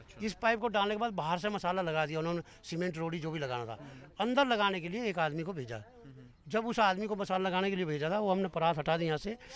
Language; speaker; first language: Hindi; native; Hindi